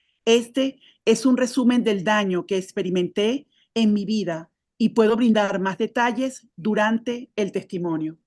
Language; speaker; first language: Spanish; native; Spanish